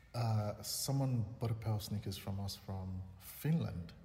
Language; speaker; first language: English; non-native, local second language; Yoruba